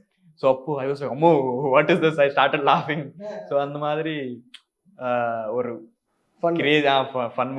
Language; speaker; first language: Tamil; non-native, learner; Telugu